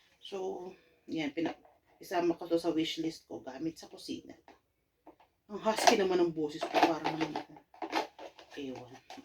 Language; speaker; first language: Filipino; native; Filipino